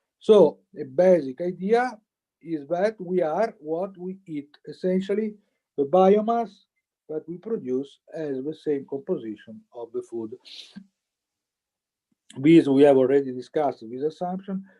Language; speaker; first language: English; non-native, fluent; Italian